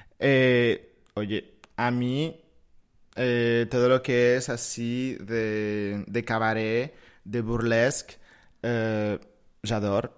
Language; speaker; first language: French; non-native, fluent; Spanish